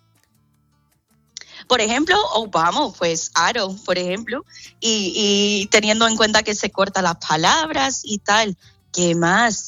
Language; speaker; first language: Spanish; non-native, fluent; English